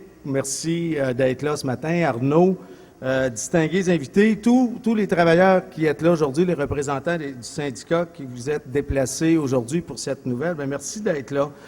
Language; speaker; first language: French; native; French